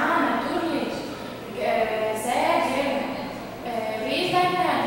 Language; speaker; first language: German; non-native, learner; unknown